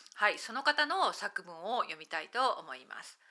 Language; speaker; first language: Japanese; native; Japanese